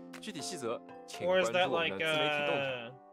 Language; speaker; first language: Chinese; native; Chinese